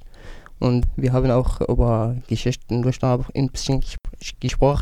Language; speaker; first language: German; non-native, learner; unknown